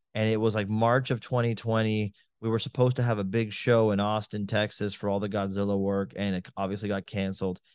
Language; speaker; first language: English; native; English